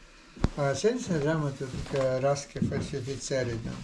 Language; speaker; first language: Estonian; non-native, learner; Ukrainian